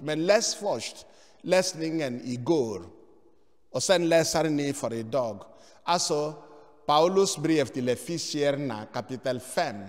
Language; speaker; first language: Swedish; non-native, fluent; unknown